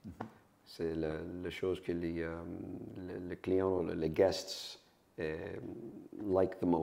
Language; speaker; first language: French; non-native, learner; Spanish